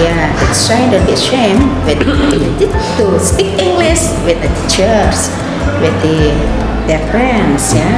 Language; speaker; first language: English; non-native, learner; Indonesian